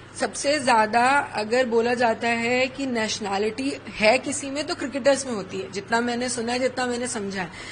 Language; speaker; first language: Hindi; native; Hindi